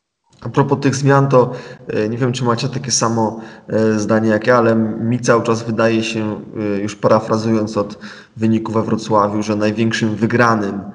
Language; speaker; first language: Polish; native; Polish